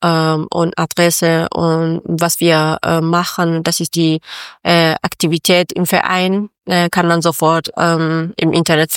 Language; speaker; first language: German; non-native, learner; Persian